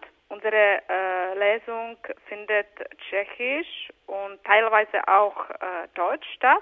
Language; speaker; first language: German; non-native, fluent; Czech